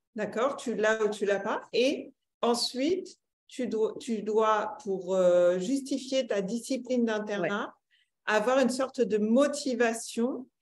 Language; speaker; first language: French; native; French